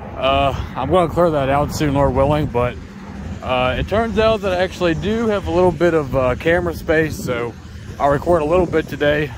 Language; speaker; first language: English; native; English